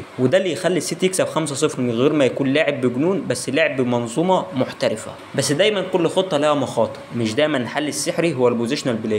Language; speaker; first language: Arabic; native; Arabic